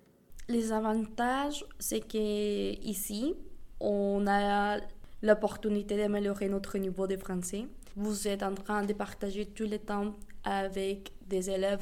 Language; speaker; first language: French; non-native, fluent; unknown